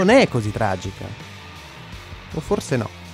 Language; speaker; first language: Italian; native; Italian